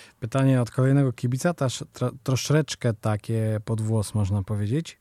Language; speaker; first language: Polish; native; Polish